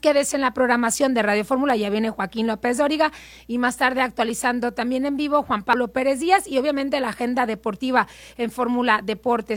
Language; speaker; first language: Spanish; native; Spanish